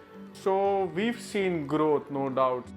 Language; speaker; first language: English; non-native, local second language; Hindi